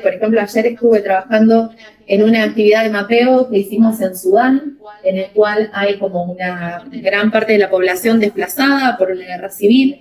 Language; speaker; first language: Spanish; native; Spanish